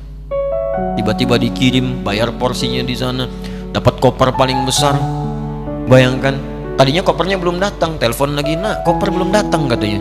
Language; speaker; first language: Indonesian; native; Indonesian